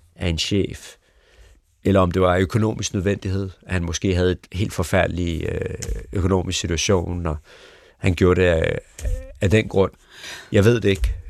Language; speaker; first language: Danish; early bilingual, other home language; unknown